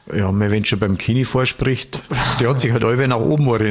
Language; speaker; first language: German; native; German